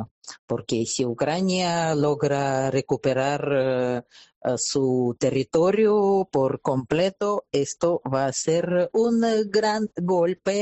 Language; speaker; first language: Spanish; non-native, fluent; Russian